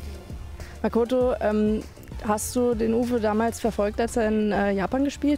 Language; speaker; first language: German; native; German